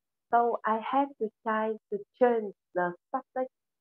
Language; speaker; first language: English; non-native, learner; Vietnamese